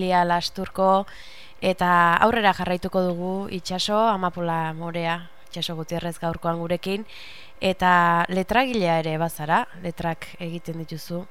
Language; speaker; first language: Basque; native; Basque